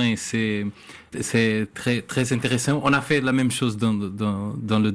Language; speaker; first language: French; non-native, fluent; Portuguese